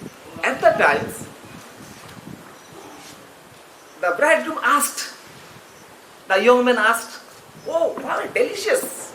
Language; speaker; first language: English; non-native, local second language; Odia